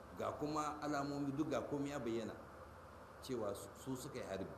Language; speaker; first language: Hausa; native; Hausa